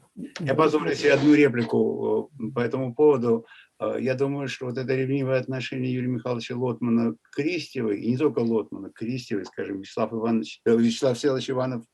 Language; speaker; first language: Russian; native; Russian